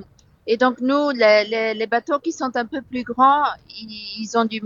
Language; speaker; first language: French; non-native, fluent; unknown